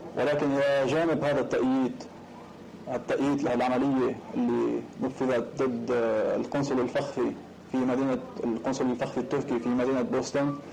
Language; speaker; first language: Arabic; non-native, local second language; Armenian